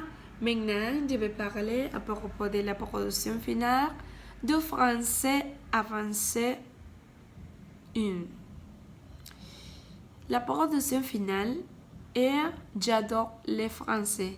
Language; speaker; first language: French; non-native, learner; Spanish